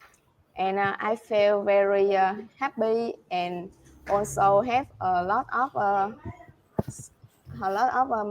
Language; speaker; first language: English; non-native, learner; Vietnamese